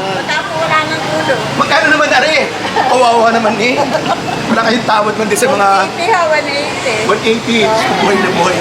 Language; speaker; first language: Filipino; native; Filipino